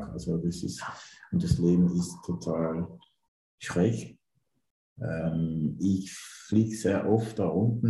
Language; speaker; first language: German; non-native, learner; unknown